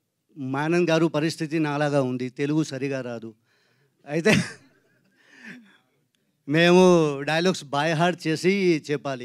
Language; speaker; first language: Telugu; non-native, learner; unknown